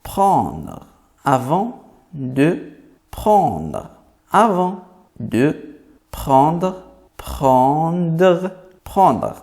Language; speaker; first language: French; non-native, fluent; Arabic